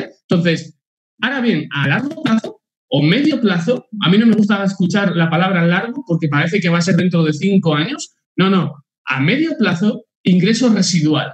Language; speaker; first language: Spanish; native; Spanish